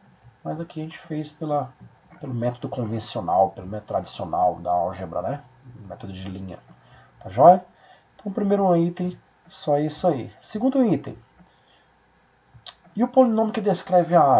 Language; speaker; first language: Portuguese; native; Portuguese